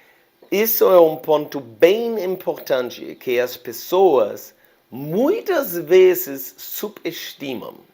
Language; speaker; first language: Portuguese; non-native, fluent; German